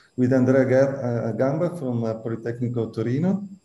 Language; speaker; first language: English; non-native, fluent; Italian